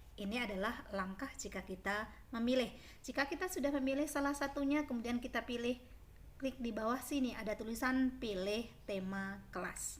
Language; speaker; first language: Indonesian; native; Indonesian